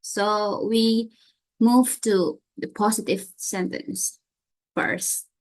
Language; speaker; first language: English; non-native, learner; Indonesian